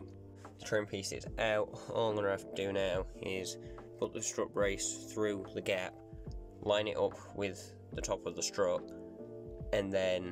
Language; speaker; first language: English; native; English